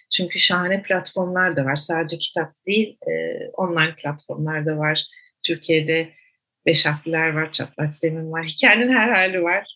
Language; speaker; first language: Turkish; native; Turkish